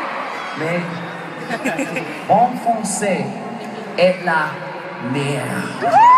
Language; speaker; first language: French; non-native, learner; English